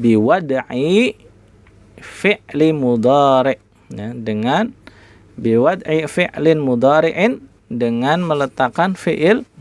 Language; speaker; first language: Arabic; non-native, fluent; Indonesian